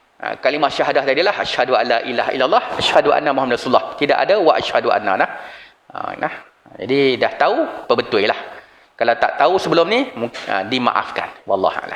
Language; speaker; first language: Malay; native; Malay